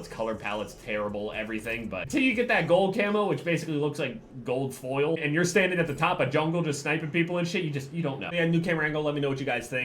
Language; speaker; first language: English; native; English